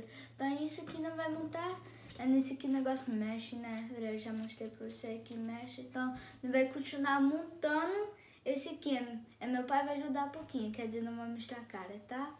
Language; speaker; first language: Portuguese; early bilingual, heritage; Portuguese